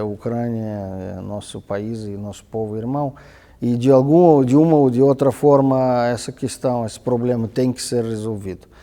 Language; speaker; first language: Portuguese; non-native, fluent; Russian